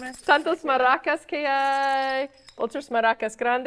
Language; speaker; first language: Spanish; non-native, fluent; English